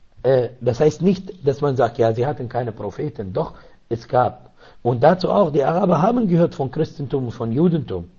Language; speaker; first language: German; non-native, learner; Arabic